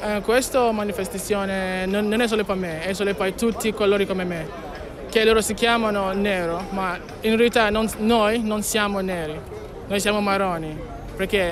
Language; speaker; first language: Italian; non-native, learner; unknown